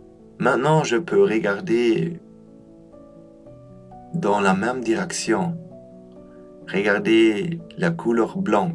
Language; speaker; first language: French; non-native, learner; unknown